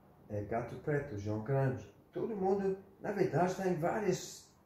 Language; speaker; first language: Portuguese; non-native, learner; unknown